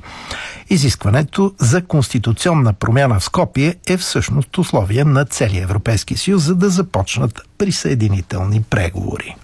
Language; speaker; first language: Bulgarian; native; Bulgarian